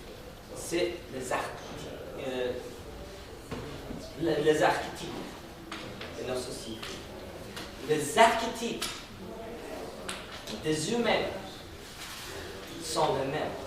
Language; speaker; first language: French; non-native, fluent; Persian